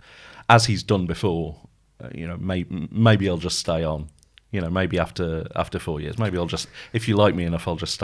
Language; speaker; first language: English; native; English